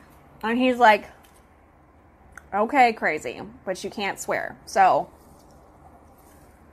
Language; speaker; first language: English; native; English